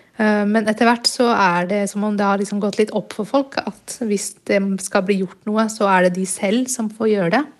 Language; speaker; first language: Norwegian; early bilingual, other home language; Burmese